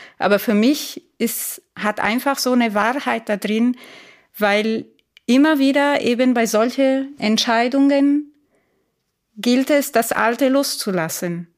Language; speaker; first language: German; non-native, fluent; Spanish